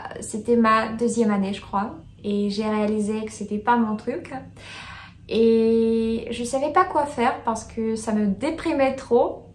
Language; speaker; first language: French; non-native, fluent; Russian